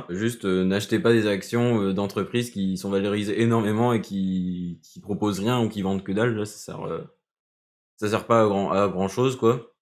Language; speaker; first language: French; native; French